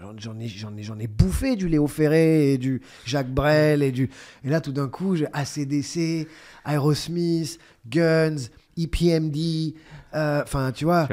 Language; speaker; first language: French; native; French